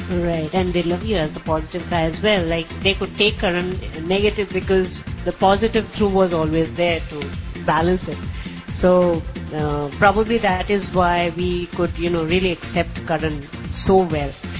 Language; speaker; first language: English; non-native, local second language; Hindi